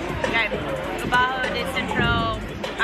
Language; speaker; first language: Spanish; non-native, learner; English